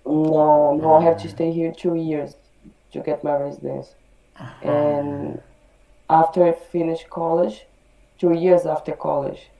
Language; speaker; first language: English; non-native, learner; Portuguese